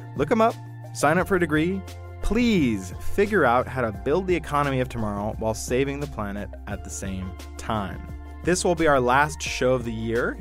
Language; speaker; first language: English; native; English